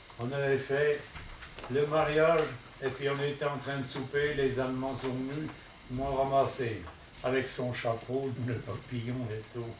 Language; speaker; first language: French; native; French